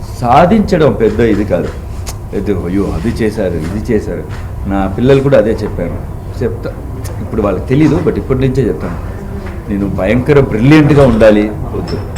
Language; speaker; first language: Telugu; non-native, learner; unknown